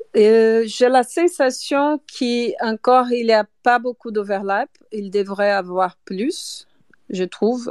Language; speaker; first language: French; non-native, fluent; Portuguese